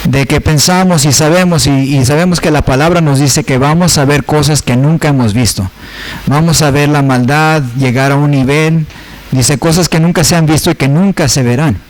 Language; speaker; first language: Spanish; early bilingual, heritage; Spanish